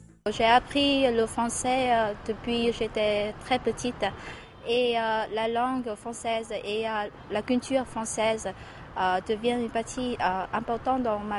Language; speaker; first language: French; non-native, fluent; Vietnamese